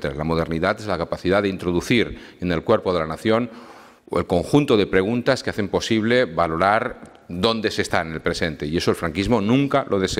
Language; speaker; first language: Spanish; native; Spanish